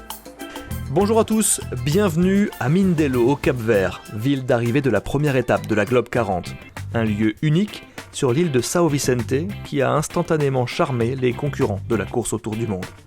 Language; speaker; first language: French; native; French